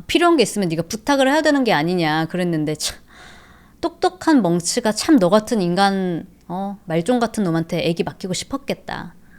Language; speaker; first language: Korean; native; Korean